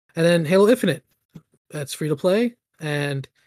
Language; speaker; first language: English; native; English